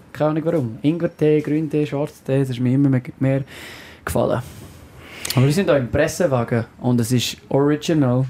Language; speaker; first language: German; non-native, local second language; French